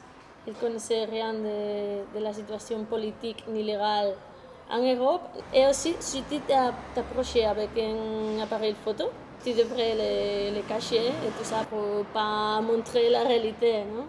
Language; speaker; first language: French; non-native, fluent; Spanish